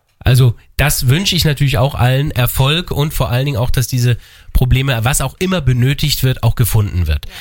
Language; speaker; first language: German; native; German